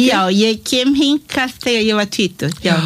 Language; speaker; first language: Icelandic; non-native, learner; Malay